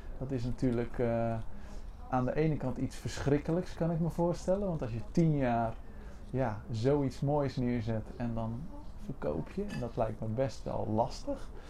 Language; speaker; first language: Dutch; native; Dutch